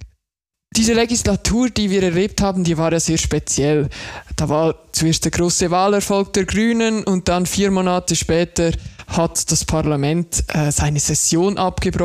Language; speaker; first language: German; native; German